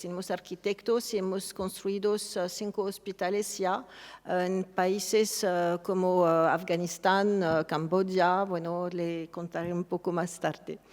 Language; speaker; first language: Spanish; non-native, fluent; French